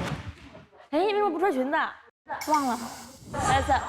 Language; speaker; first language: Chinese; native; Chinese